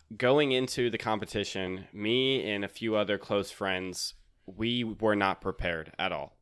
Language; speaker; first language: English; native; English